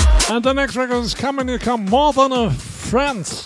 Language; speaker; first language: English; non-native, learner; German